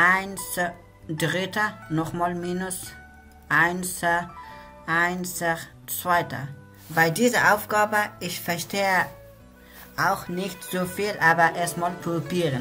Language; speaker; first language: German; non-native, learner; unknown